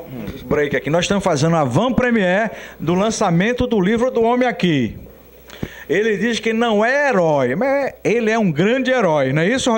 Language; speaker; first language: Portuguese; native; Portuguese